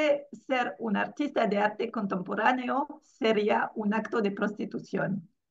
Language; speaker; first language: Spanish; non-native, fluent; French